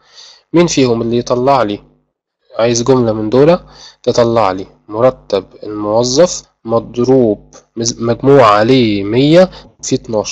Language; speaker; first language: Arabic; native; Arabic